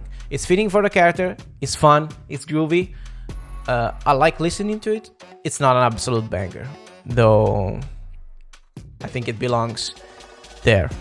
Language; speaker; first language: English; non-native, fluent; Italian